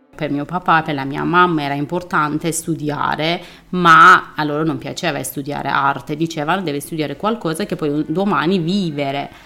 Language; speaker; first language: Italian; non-native, fluent; Persian